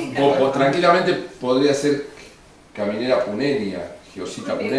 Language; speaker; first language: Spanish; native; Spanish